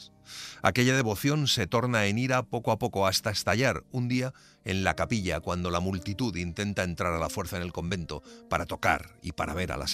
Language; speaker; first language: Spanish; native; Spanish